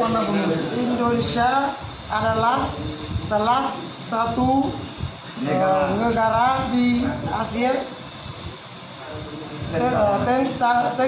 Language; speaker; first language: Indonesian; non-native, learner; Khmer